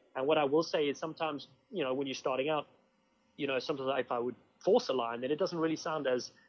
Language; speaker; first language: English; native; English